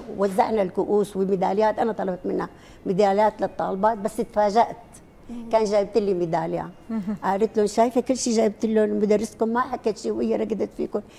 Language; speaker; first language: Arabic; non-native, local second language; Kurdish